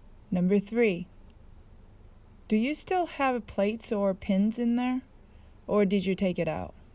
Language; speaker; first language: English; non-native, fluent; Japanese